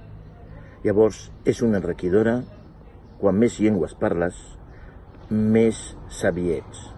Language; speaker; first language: Catalan; non-native, fluent; Arabic